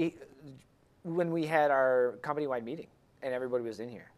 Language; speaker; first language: English; native; English